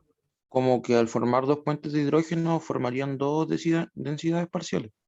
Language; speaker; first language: Spanish; native; Spanish